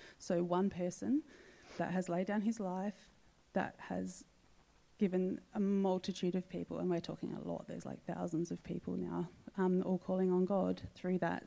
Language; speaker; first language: English; native; English